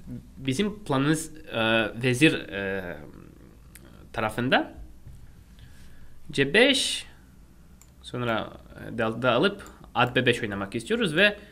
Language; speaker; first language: Turkish; non-native, fluent; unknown